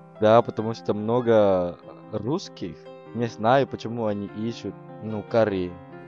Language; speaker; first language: Russian; non-native, learner; Indonesian